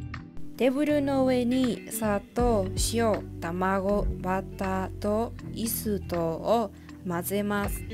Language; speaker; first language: Japanese; non-native, learner; Spanish